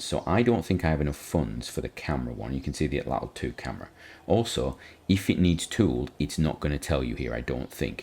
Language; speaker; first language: English; native; English